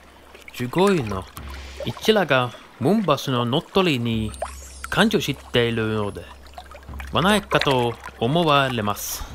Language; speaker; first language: Japanese; non-native, learner; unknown